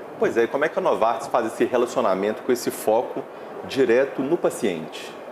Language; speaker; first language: Portuguese; native; Portuguese